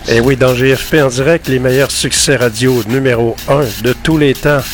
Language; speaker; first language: French; native; French